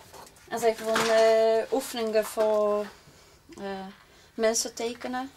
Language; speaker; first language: Dutch; non-native, fluent; Polish